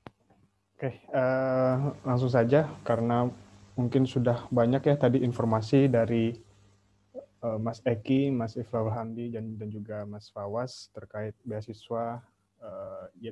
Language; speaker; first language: Indonesian; native; Indonesian